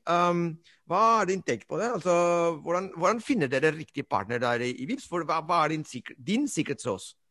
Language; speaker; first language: Norwegian; non-native, fluent; Spanish